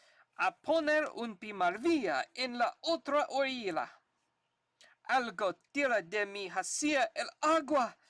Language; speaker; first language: Spanish; non-native, learner; English